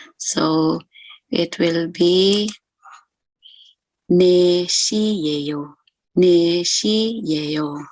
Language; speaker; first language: Korean; non-native, local second language; Filipino